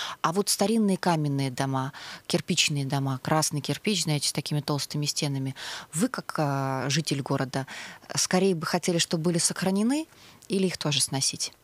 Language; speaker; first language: Russian; native; Russian